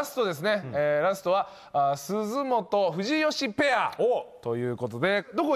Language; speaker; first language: Japanese; native; Japanese